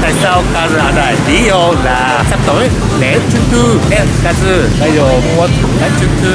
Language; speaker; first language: Vietnamese; non-native, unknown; Japanese